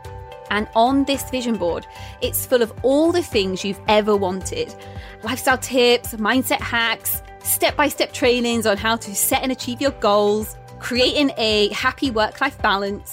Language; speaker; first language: English; native; English